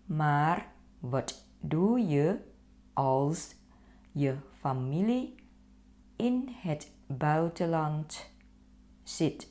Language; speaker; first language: Dutch; non-native, fluent; Thai